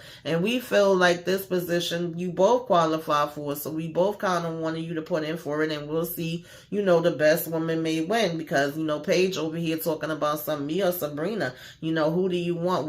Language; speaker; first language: English; native; English